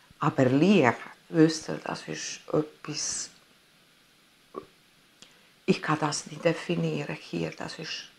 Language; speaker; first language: German; non-native, fluent; Italian